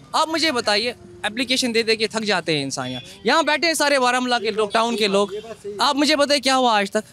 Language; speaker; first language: Hindi; native; Hindi